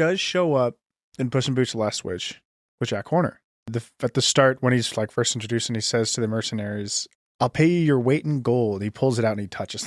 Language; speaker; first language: English; native; English